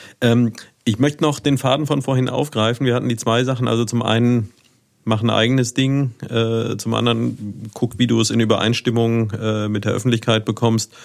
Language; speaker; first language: German; native; German